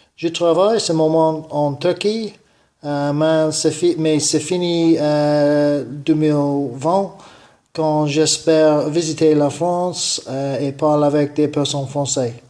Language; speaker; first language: French; non-native, learner; English